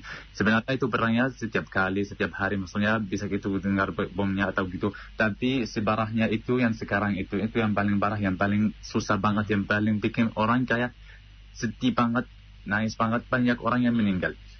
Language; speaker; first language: Indonesian; non-native, fluent; Arabic